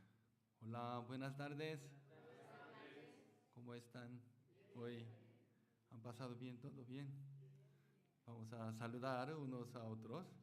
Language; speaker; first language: Spanish; non-native, learner; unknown